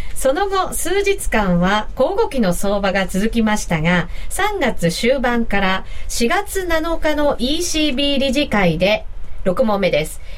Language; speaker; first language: Japanese; native; Japanese